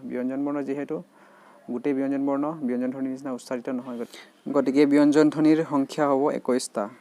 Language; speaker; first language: Assamese; native; Assamese